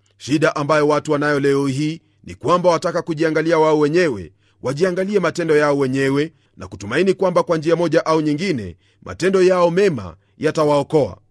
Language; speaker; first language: Swahili; non-native, local second language; Luyia